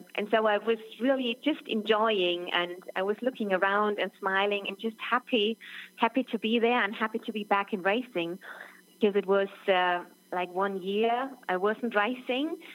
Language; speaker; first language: English; non-native, fluent; German